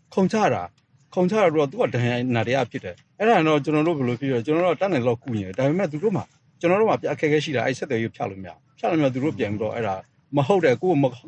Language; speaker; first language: Burmese; non-native, local second language; S'gaw Karen